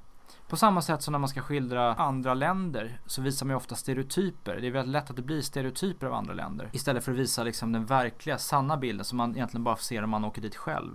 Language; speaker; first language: Swedish; native; Swedish